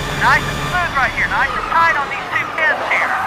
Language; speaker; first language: English; native; English